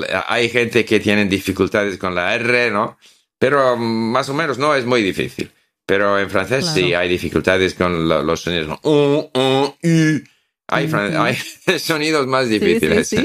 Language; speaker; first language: Spanish; non-native, fluent; English